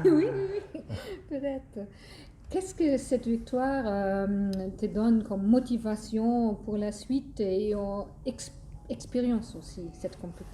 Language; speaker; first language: French; non-native, fluent; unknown